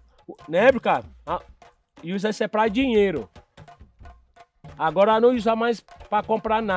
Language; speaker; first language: Portuguese; non-native, learner; Yoruba